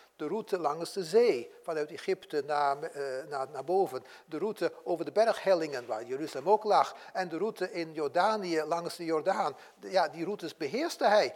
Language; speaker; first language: Dutch; native; Dutch